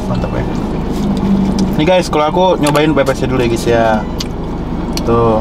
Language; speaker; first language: Indonesian; native; Indonesian